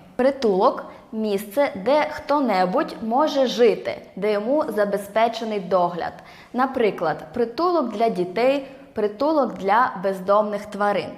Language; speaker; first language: Ukrainian; native; Ukrainian